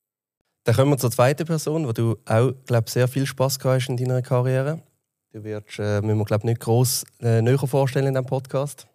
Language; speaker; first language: German; native; German